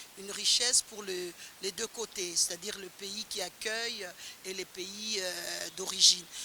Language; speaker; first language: French; non-native, local second language; Lingala